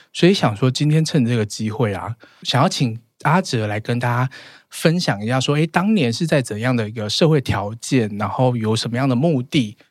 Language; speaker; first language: Chinese; native; Chinese